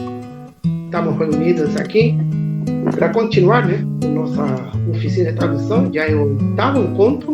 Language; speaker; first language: Portuguese; non-native, fluent; Spanish